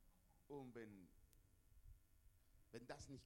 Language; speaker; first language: German; non-native, learner; Spanish